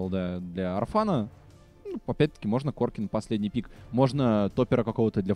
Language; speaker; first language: Russian; native; Russian